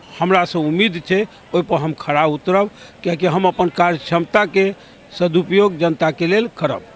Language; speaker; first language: Maithili; native; Maithili